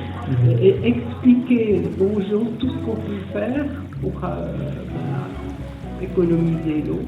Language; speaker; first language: French; native; French